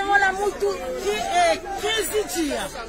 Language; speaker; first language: Portuguese; non-native, learner; Haitian Creole